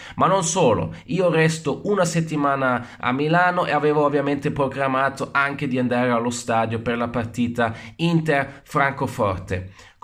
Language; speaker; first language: Italian; non-native, fluent; German